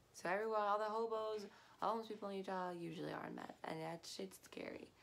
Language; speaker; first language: English; native; English